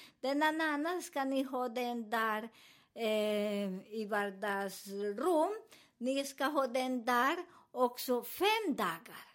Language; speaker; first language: Swedish; non-native, learner; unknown